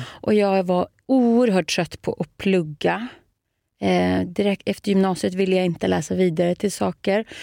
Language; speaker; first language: Swedish; native; Swedish